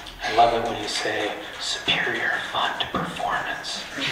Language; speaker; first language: English; native; English